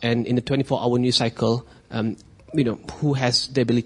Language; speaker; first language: English; non-native, local second language; Malay